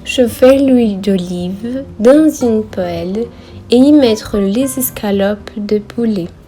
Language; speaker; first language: French; non-native, learner; Portuguese